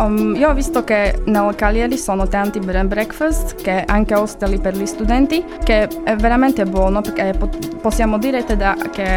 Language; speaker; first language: Italian; non-native, learner; Slovak